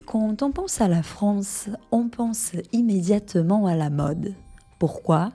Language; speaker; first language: French; non-native, fluent; Portuguese